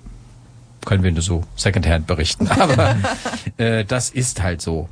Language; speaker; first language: German; native; German